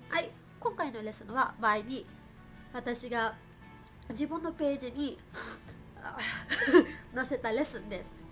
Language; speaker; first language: Japanese; non-native, fluent; Filipino